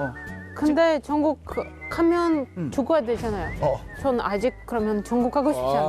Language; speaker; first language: Korean; non-native, fluent; Russian